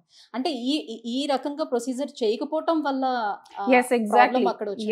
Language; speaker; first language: Telugu; native; Telugu